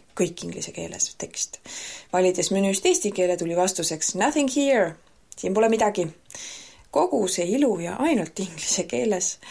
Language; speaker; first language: Estonian; native; Estonian